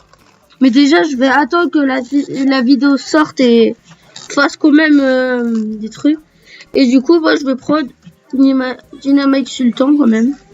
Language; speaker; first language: French; native; French